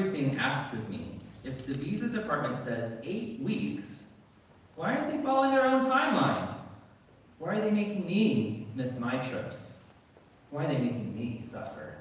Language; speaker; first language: English; native; English